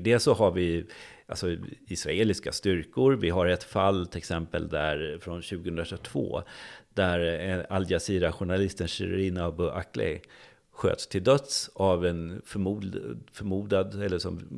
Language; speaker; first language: Swedish; native; Swedish